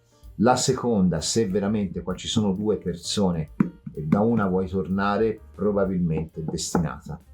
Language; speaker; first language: Italian; native; Italian